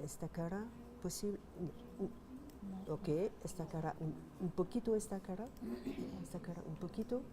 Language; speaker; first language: Spanish; non-native, fluent; French